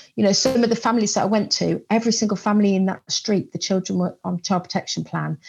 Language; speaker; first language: English; native; English